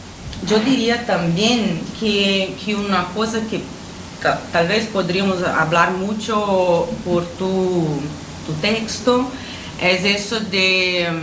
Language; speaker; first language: Spanish; non-native, fluent; Portuguese